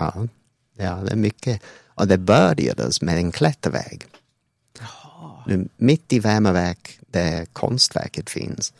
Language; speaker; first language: Swedish; non-native, fluent; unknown